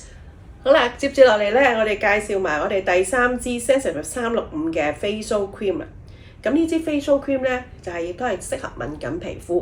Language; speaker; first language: Cantonese; native; Cantonese